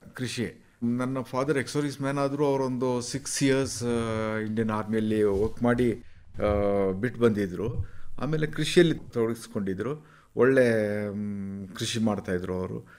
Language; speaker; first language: Kannada; non-native, local second language; Kodava